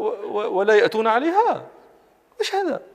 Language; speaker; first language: Arabic; native; Arabic